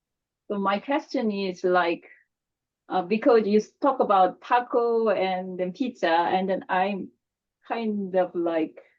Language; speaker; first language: English; non-native, learner; Korean